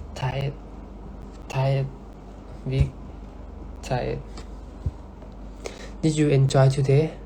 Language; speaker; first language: English; non-native, learner; Thai